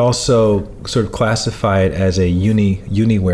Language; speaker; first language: English; native; English